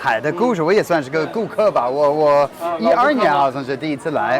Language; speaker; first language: Chinese; non-native, fluent; English